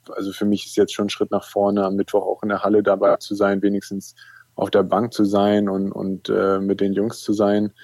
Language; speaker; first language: German; native; German